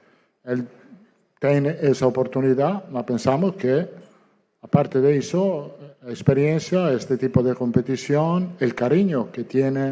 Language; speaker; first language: Spanish; non-native, fluent; Italian